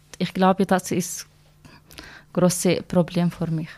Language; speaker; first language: German; non-native, learner; Kurdish